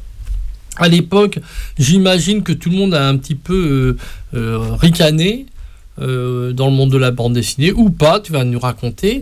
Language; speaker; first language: French; native; French